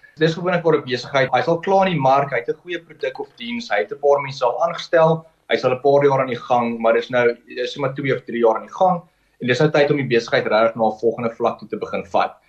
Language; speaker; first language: Afrikaans; native; Afrikaans